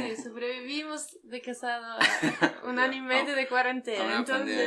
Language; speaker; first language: Spanish; non-native, fluent; Italian